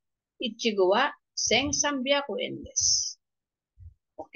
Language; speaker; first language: Japanese; non-native, fluent; Filipino